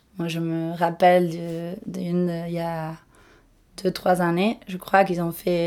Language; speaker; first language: French; non-native, local second language; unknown